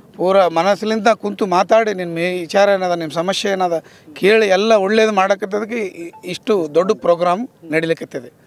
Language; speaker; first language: Kannada; native; Kannada